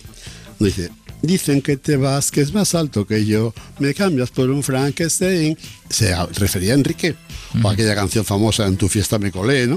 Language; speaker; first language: Spanish; native; Spanish